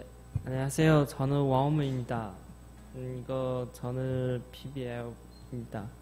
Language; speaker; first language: Korean; non-native, learner; Chinese